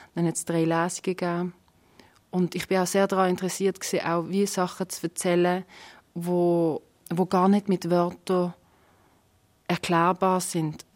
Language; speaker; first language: German; native; German